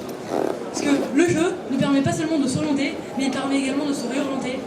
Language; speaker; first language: French; native; French